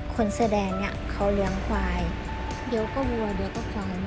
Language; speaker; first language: Thai; native; Thai